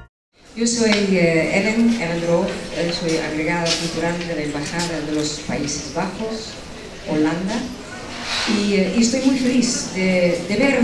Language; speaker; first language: Spanish; non-native, fluent; Dutch